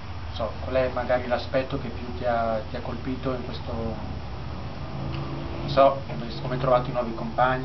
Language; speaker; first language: Italian; native; Italian